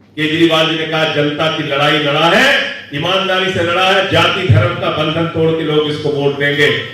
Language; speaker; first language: Hindi; native; Hindi